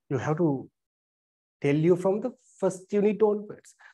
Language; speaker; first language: English; non-native, local second language; Sinhala